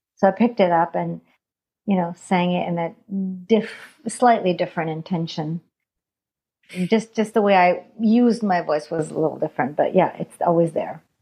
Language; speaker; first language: English; non-native, fluent; Hindi